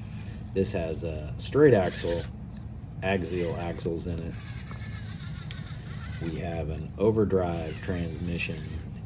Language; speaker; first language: English; native; English